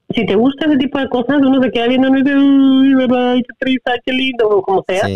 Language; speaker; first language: Spanish; native; Spanish